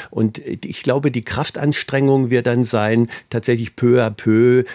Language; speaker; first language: German; native; German